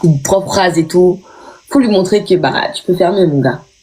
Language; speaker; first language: French; native; French